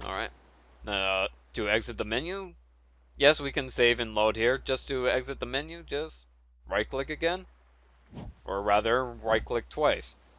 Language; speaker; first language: English; native; English